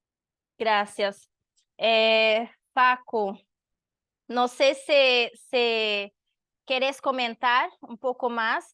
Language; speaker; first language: Spanish; non-native, learner; Portuguese